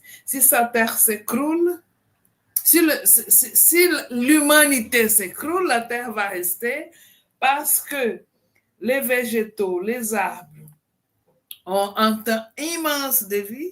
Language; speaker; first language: French; non-native, fluent; Portuguese